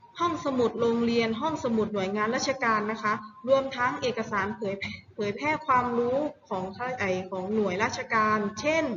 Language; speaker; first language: Thai; native; Thai